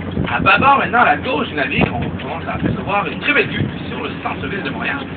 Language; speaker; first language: French; native; French